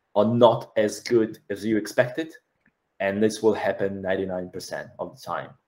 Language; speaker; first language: English; non-native, fluent; Russian